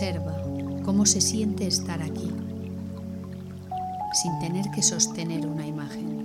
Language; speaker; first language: Spanish; native; Spanish